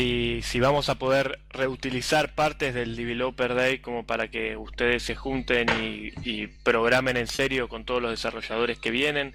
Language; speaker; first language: Spanish; native; Spanish